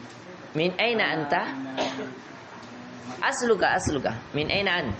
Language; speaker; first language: Arabic; non-native, fluent; Indonesian